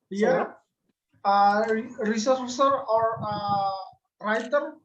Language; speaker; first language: English; non-native, learner; Indonesian